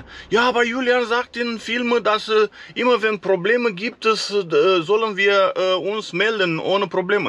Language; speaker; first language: German; non-native, fluent; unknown